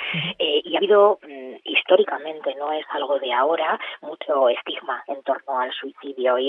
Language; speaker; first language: Spanish; native; Spanish